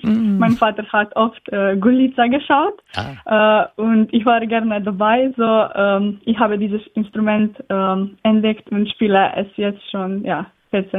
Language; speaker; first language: German; non-native, learner; Slovenian